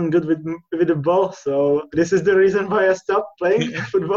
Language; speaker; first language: English; non-native, learner; Czech